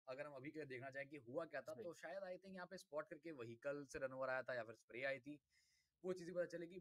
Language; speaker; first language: Hindi; native; Hindi